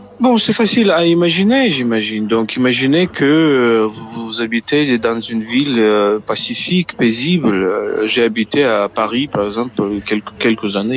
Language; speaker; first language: French; non-native, fluent; Ukrainian